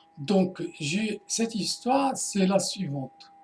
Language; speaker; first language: French; non-native, fluent; Portuguese